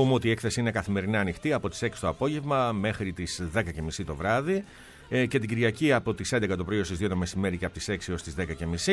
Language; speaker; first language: Greek; native; Greek